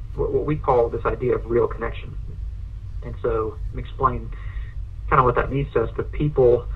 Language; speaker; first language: English; native; English